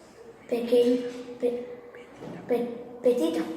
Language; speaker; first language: Catalan; early bilingual, other home language; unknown